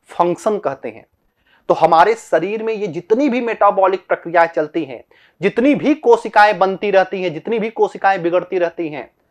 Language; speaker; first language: Hindi; native; Hindi